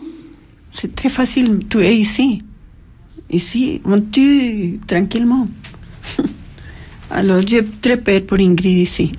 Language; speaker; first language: French; non-native, fluent; Spanish